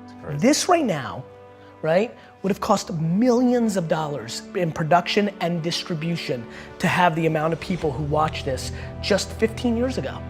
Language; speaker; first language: English; early bilingual, other home language; Russian